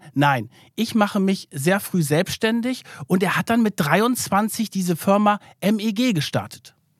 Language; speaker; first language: German; early bilingual, other home language; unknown